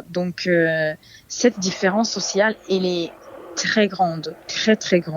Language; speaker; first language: French; non-native, fluent; Serbian